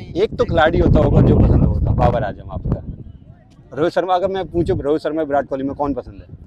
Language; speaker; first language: Hindi; native; Hindi